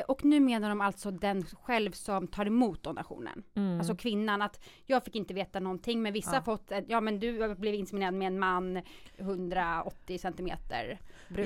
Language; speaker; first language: Swedish; native; Swedish